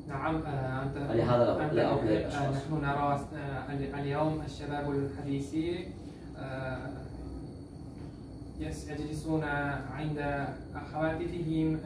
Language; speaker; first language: Arabic; non-native, learner; Uzbek